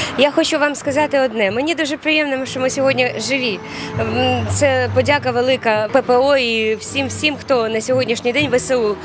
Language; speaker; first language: Ukrainian; non-native, local second language; Russian